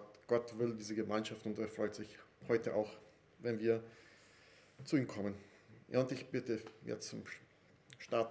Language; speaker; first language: German; non-native, fluent; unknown